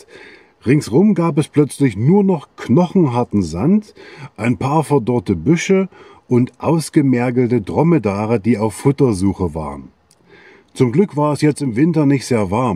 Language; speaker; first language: German; native; German